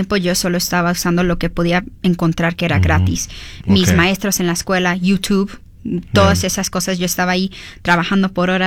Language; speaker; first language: Spanish; early bilingual, heritage; Spanish